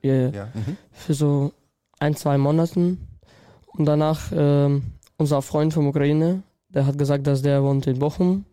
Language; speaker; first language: German; non-native, learner; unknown